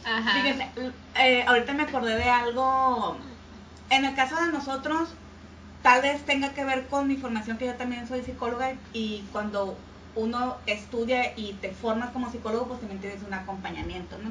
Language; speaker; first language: Spanish; native; Spanish